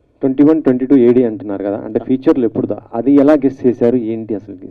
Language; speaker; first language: Telugu; native; Telugu